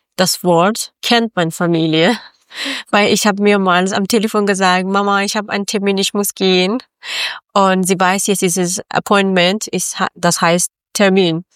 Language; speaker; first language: German; non-native, learner; Persian